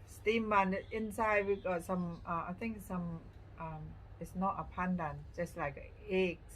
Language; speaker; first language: English; non-native, learner; Thai